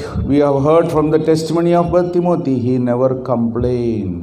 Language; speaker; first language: English; non-native, local second language; Telugu